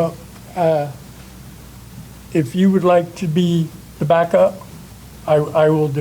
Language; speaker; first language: English; native; English